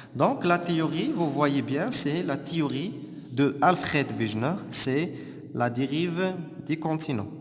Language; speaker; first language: French; non-native, local second language; Arabic